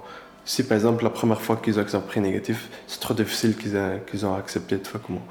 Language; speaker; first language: French; non-native, learner; Persian